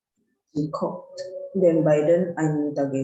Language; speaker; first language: German; non-native, learner; Indonesian